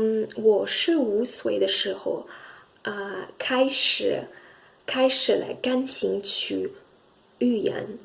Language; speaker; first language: Chinese; non-native, learner; French